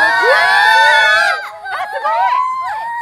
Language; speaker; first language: Japanese; native; Japanese